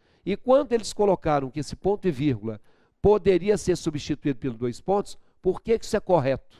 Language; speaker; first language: Portuguese; native; Portuguese